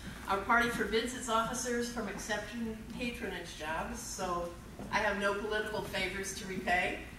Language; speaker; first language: English; early bilingual, other home language; Spanish